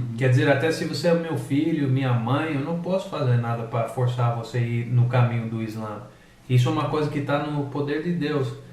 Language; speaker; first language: Portuguese; early bilingual, heritage; English